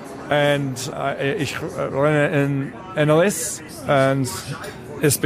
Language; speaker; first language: German; non-native, learner; English